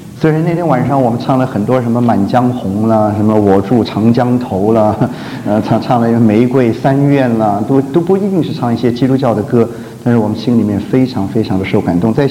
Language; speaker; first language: Chinese; native; Chinese